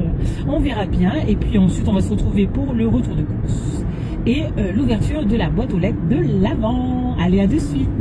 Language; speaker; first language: French; native; French